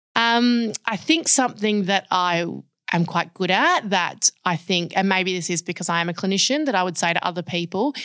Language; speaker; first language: English; native; English